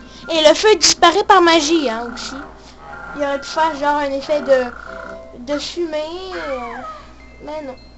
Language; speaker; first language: French; native; French